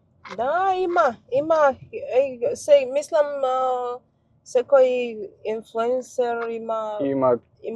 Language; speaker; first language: Macedonian; non-native, learner; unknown